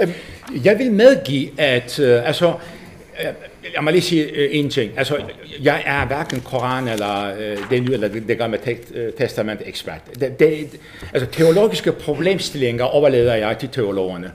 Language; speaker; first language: Danish; non-native, fluent; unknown